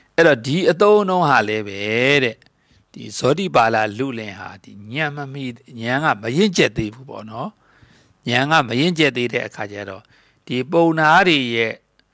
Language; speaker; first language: Burmese; native; Burmese